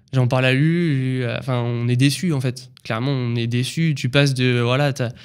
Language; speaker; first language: French; native; French